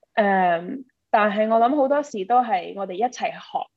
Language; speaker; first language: Cantonese; early bilingual, heritage; Cantonese